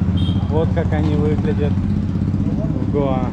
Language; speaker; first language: Russian; native; Russian